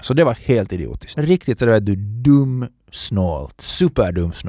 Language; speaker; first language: Swedish; native; Swedish